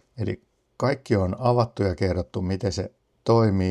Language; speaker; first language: Finnish; native; Finnish